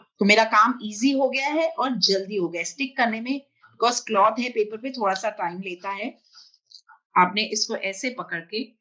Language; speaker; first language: Hindi; native; Hindi